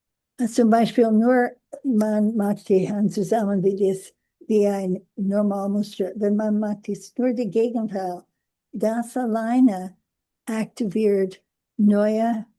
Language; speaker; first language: German; non-native, learner; English